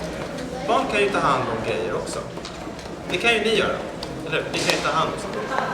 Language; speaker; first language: Swedish; native; Swedish